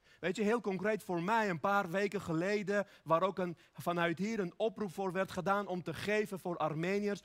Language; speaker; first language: Dutch; early bilingual, other home language; Armenian